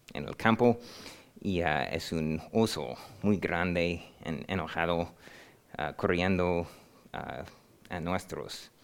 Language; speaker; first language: Spanish; non-native, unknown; English